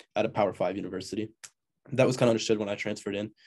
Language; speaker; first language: English; native; English